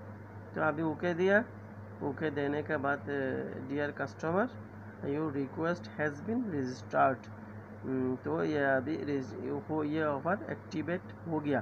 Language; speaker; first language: Hindi; non-native, learner; Bangla